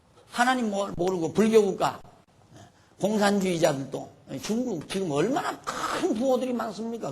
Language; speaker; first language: Korean; native; Korean